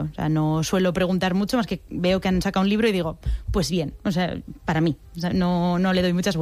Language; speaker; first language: Spanish; native; Spanish